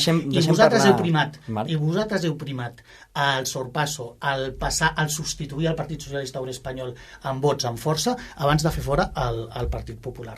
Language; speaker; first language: Catalan; native; Catalan